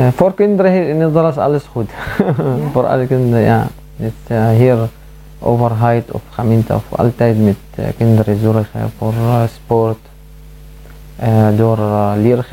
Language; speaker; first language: Dutch; non-native, learner; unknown